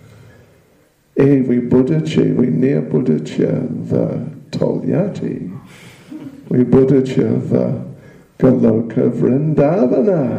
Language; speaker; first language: Russian; non-native, learner; English